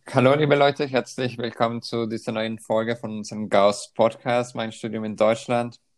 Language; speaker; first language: German; non-native, fluent; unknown